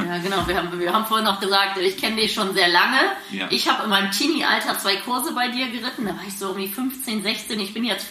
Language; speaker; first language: German; native; German